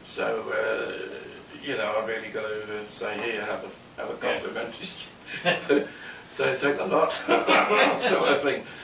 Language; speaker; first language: English; native; English